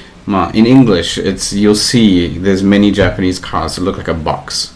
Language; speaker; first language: English; native; English